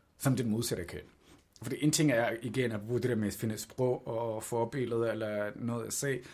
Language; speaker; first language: Danish; early bilingual, other home language; Somali